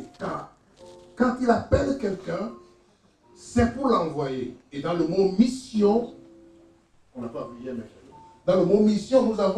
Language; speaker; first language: French; native; French